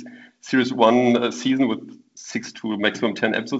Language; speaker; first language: English; non-native, fluent; German